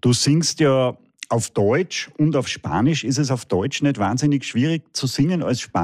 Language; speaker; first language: German; native; German